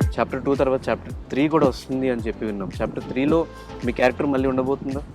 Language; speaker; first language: Telugu; native; Telugu